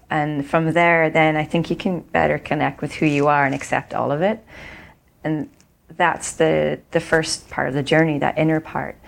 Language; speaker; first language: English; native; English